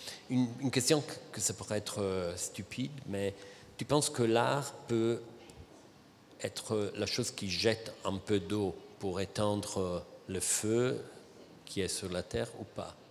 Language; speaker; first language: French; non-native, fluent; Italian